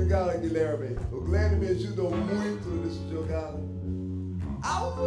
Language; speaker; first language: Portuguese; non-native, fluent; English